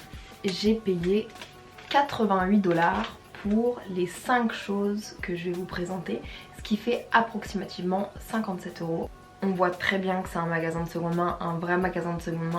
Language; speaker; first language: French; native; French